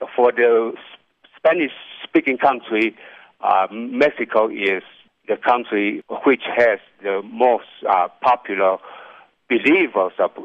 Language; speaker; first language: English; non-native, fluent; Chinese